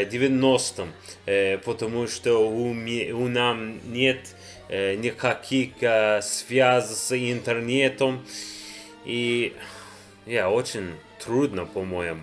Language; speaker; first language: Russian; non-native, learner; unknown